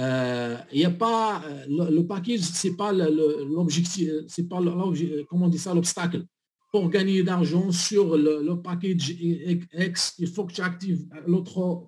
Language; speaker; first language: French; non-native, learner; Arabic